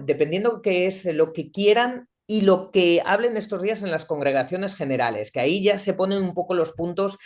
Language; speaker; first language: Spanish; native; Spanish